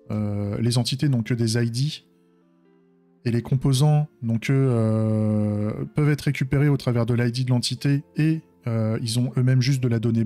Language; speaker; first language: French; native; French